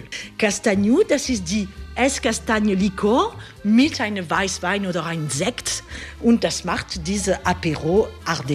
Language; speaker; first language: German; non-native, learner; French